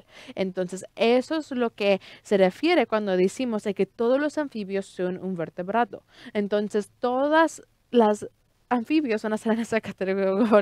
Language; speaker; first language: Spanish; early bilingual, heritage; Spanish